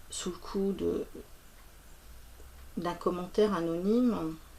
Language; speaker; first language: French; native; French